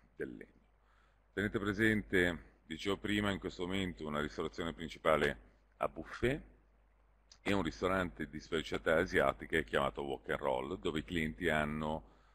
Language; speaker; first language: Italian; native; Italian